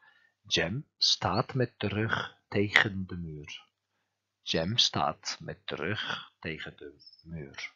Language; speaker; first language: Dutch; non-native, fluent; Turkish